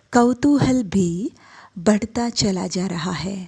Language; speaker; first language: Hindi; non-native, local second language; Malayalam